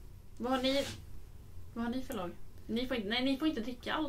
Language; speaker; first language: Swedish; native; Swedish